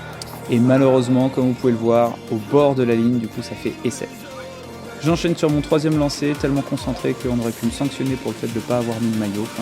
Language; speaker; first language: French; native; French